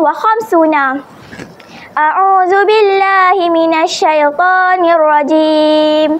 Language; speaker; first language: Arabic; non-native, learner; Malay